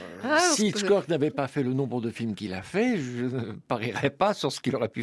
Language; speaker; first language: French; native; French